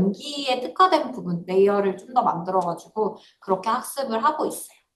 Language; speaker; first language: Korean; native; Korean